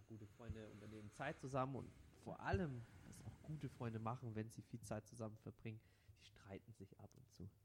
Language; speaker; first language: German; non-native, local second language; Vietnamese